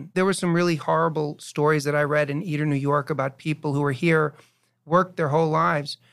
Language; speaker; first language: English; native; English